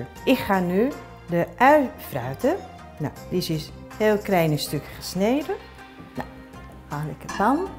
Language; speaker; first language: Dutch; non-native, learner; Japanese